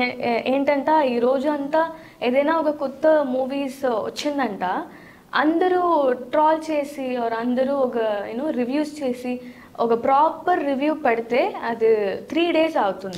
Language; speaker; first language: Telugu; non-native, learner; Tamil